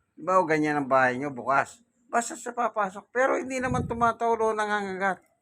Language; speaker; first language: Filipino; non-native, local second language; Pampanga